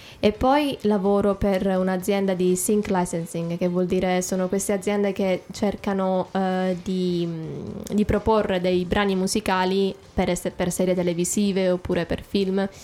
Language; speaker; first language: Italian; native; Italian